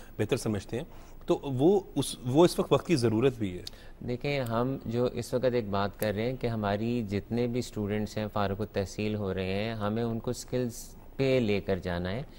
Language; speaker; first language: Urdu; native; Urdu